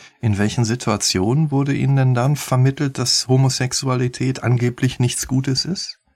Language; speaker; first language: German; native; German